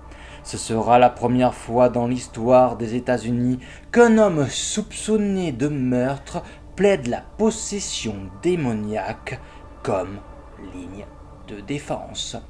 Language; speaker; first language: French; native; French